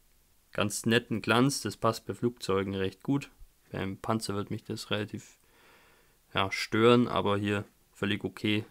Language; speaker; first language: German; native; German